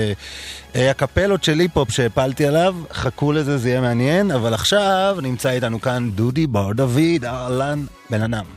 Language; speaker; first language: Hebrew; native; Hebrew